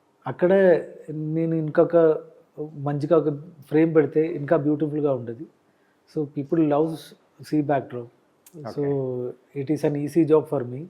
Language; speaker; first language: Telugu; non-native, learner; Malayalam